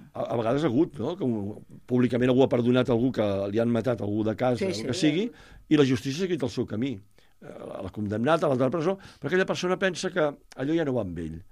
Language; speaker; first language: Catalan; native; Catalan